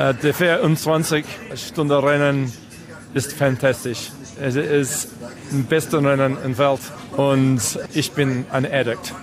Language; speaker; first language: German; non-native, learner; English